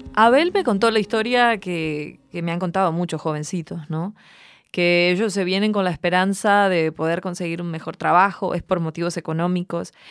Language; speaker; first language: Spanish; native; Spanish